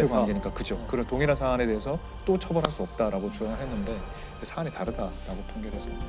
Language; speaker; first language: Korean; native; Korean